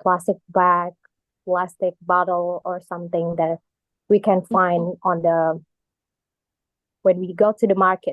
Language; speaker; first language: English; non-native, learner; Indonesian